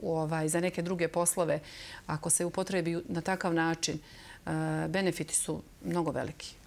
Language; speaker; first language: Serbian; native; Serbian